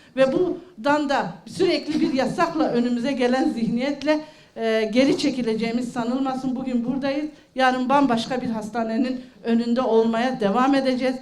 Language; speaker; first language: Turkish; non-native, local second language; Kurdish